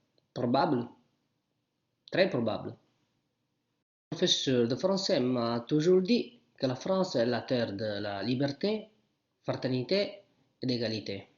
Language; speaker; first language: French; non-native, learner; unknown